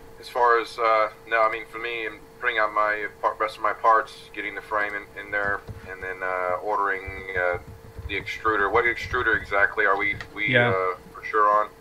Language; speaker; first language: English; native; English